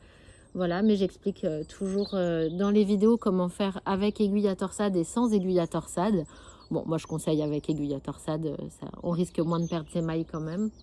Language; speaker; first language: French; native; French